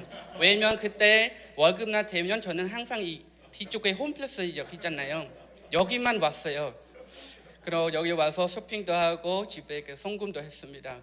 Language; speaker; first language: Korean; non-native, learner; Khmer